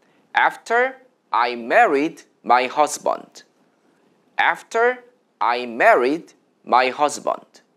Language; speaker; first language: English; non-native, fluent; Korean